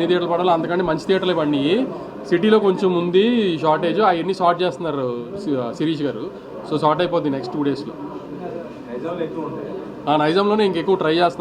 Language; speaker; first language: Telugu; native; Telugu